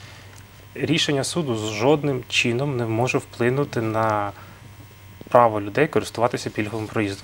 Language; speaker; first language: Ukrainian; native; Ukrainian